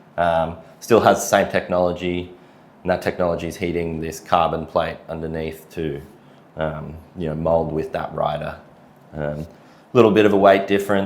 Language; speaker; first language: English; native; English